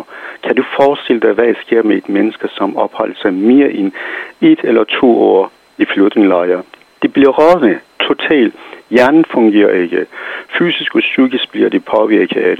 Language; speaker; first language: Danish; non-native, fluent; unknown